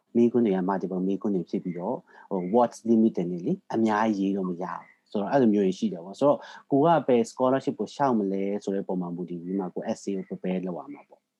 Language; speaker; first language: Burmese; native; Burmese